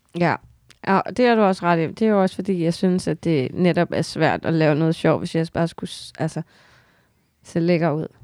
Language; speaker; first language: Danish; native; Danish